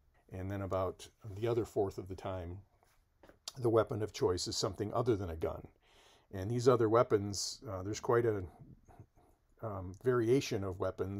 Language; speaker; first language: English; native; English